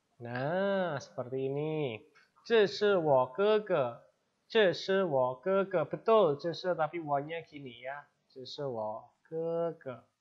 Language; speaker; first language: Chinese; non-native, fluent; Indonesian